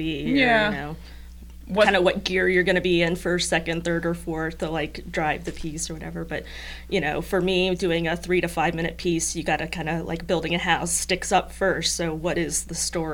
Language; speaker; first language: English; native; English